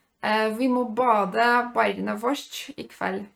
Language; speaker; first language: Norwegian; non-native, fluent; Polish